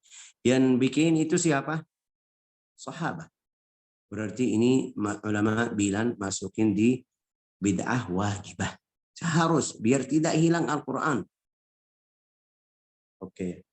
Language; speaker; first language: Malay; non-native, fluent; Arabic